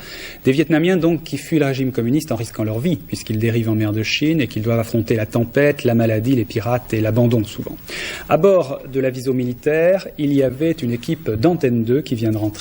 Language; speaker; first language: French; native; French